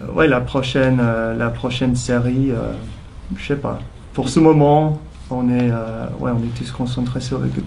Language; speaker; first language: French; non-native, fluent; English